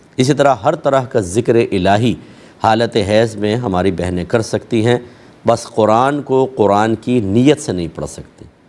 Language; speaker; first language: Urdu; native; Urdu